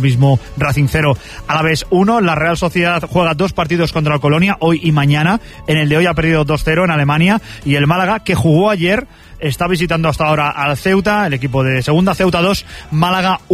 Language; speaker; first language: Spanish; native; Spanish